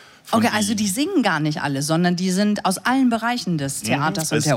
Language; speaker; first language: German; native; German